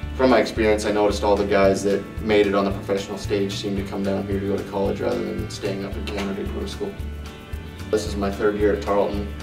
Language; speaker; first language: English; native; English